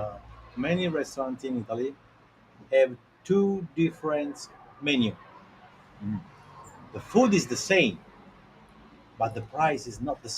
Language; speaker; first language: English; non-native, learner; Italian